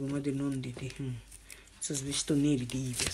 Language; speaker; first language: Japanese; native; Japanese